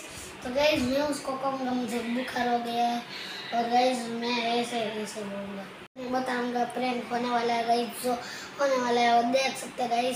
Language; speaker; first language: Hindi; non-native, local second language; Gujarati